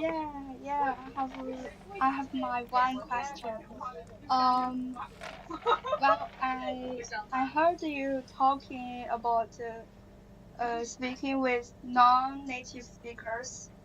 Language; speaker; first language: English; non-native, learner; Chinese